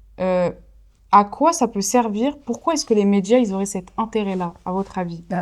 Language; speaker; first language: French; native; French